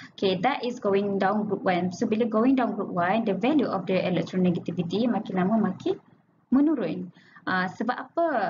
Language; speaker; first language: English; non-native, local second language; Malay